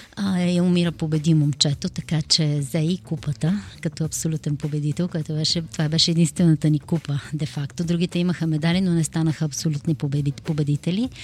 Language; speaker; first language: Bulgarian; native; Bulgarian